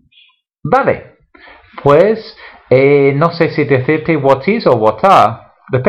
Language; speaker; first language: Spanish; non-native, fluent; English